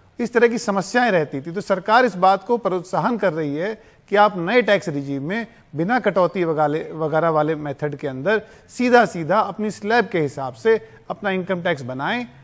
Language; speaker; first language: Hindi; native; Hindi